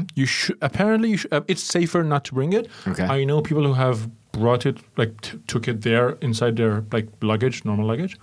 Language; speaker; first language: English; early bilingual, other home language; Persian